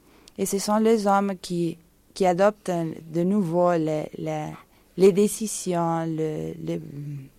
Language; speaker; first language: French; non-native, fluent; Spanish